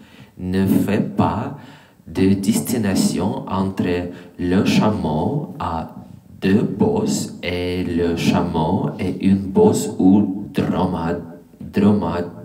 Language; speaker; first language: French; non-native, learner; English